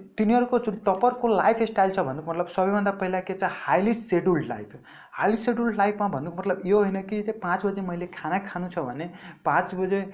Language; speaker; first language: Nepali; non-native, local second language; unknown